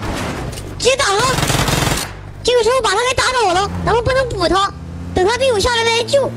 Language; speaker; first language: Chinese; native; Chinese